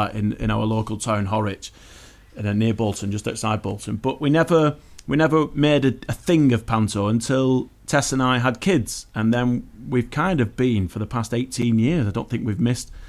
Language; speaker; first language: English; native; English